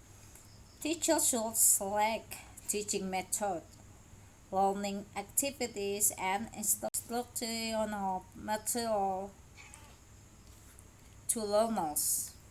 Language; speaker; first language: English; non-native, learner; Indonesian